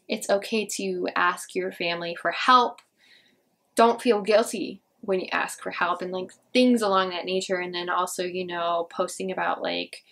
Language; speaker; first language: English; native; English